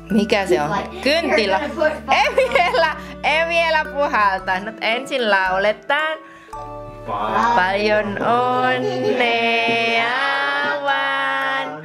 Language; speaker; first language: Finnish; non-native, learner; Indonesian